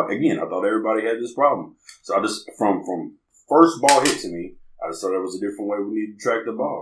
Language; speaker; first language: English; native; English